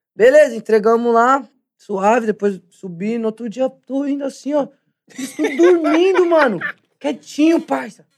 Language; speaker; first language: Portuguese; native; Portuguese